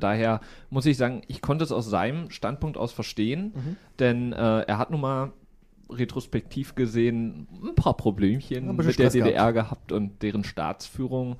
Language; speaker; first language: German; native; German